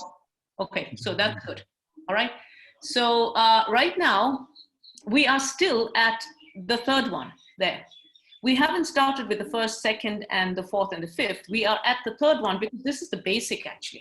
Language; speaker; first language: English; non-native, learner; Tibetan